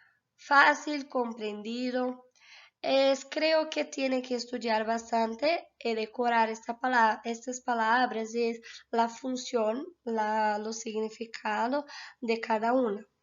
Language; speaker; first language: Spanish; non-native, fluent; Portuguese